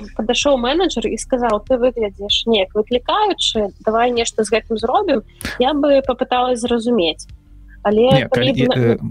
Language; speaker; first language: Belarusian; non-native, local second language; Russian